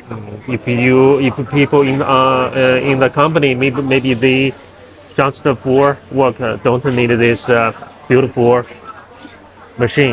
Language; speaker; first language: English; non-native, learner; Chinese